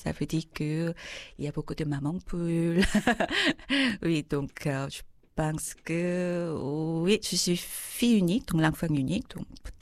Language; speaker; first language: French; non-native, fluent; Korean